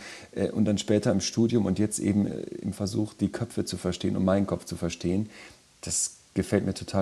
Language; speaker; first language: German; native; German